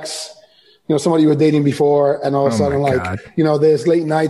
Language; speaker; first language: English; early bilingual, other home language; Spanish